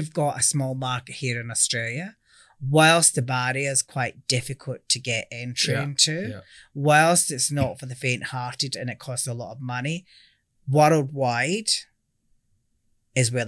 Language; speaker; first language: English; native; English